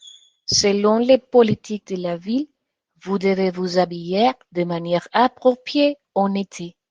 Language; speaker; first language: French; non-native, learner; Spanish